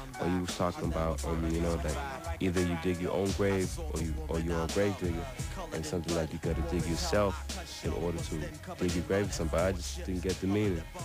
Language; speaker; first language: English; non-native, fluent; German